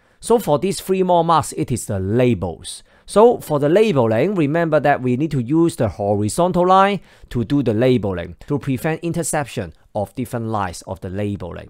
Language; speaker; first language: English; non-native, local second language; Cantonese